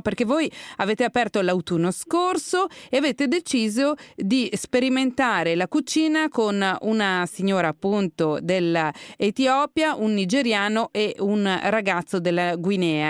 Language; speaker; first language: Italian; native; Italian